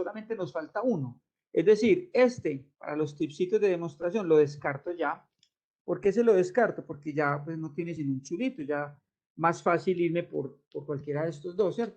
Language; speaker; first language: Spanish; native; Spanish